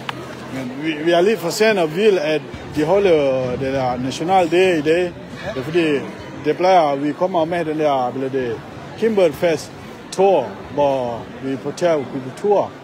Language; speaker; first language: Danish; non-native, learner; Achinese